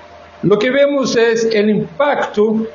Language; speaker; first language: Spanish; non-native, fluent; Portuguese